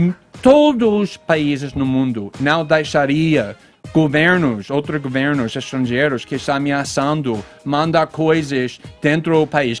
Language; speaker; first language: Portuguese; non-native, fluent; English